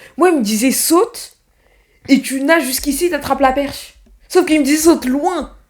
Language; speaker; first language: French; native; French